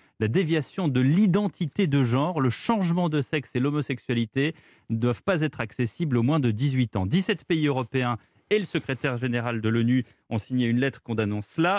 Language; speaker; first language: French; native; French